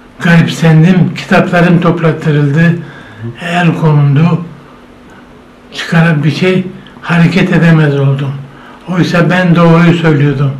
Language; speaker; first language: Turkish; non-native, local second language; Zaza